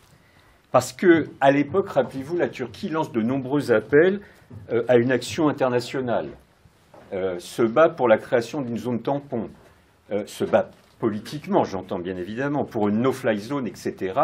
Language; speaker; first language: French; native; French